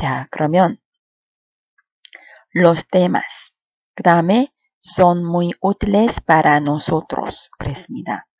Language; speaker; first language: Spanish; non-native, fluent; Korean